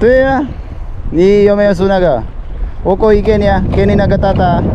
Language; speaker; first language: Chinese; non-native, learner; Filipino